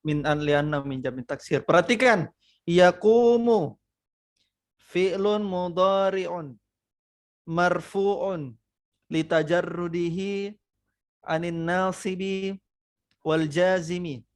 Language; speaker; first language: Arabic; non-native, fluent; Indonesian